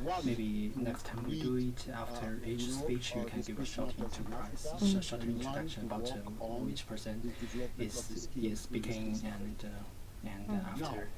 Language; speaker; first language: English; non-native, learner; Chinese